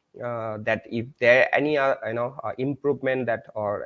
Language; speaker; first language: English; non-native, local second language; Bangla